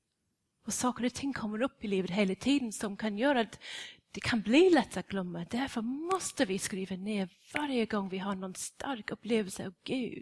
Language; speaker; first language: Swedish; non-native, fluent; English